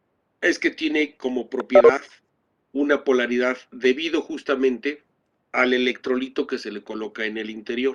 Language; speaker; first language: Spanish; native; Spanish